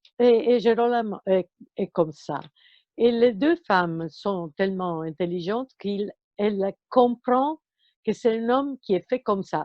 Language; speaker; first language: French; non-native, fluent; Italian